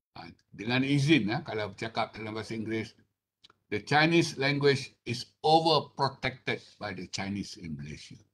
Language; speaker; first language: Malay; non-native, local second language; Chinese